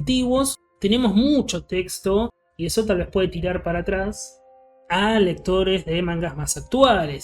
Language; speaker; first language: Spanish; native; Spanish